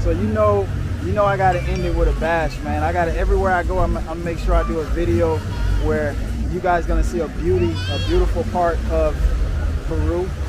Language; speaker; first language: English; native; English